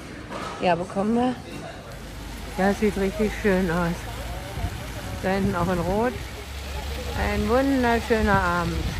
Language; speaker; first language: German; native; German